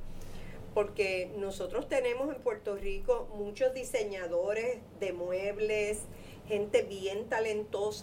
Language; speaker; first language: Spanish; native; Spanish